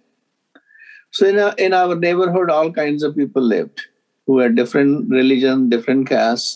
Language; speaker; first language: English; non-native, local second language; Punjabi